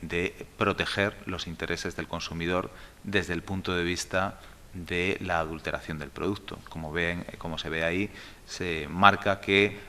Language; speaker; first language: Spanish; native; Spanish